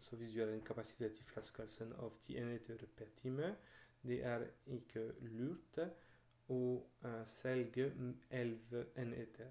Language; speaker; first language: Norwegian; non-native, fluent; French